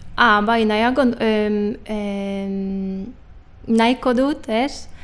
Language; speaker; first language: Basque; non-native, learner; Polish